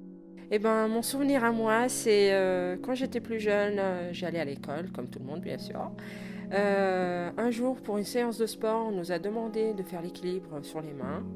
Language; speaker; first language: French; native; French